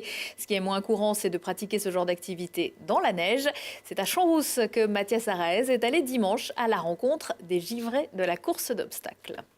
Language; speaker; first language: French; native; French